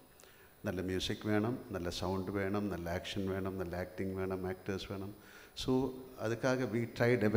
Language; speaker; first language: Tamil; non-native, learner; Malayalam